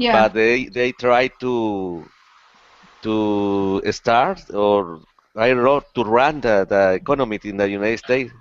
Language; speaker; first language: English; non-native, learner; Spanish